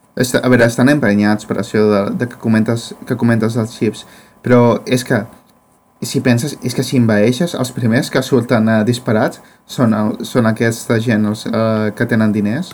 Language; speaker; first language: Catalan; non-native, fluent; Spanish